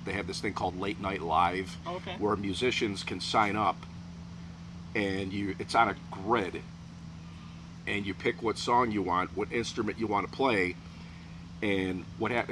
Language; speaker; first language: English; native; English